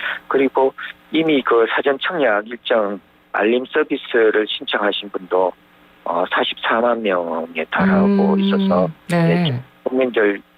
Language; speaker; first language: Korean; native; Korean